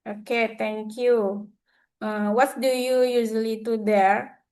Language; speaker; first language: English; non-native, learner; Indonesian